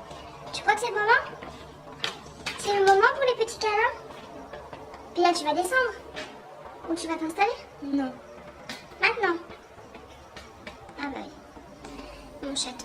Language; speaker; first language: French; native; French